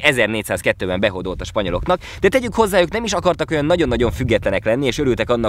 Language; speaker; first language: Hungarian; native; Hungarian